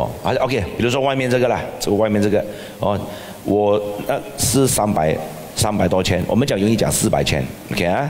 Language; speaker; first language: Chinese; native; Chinese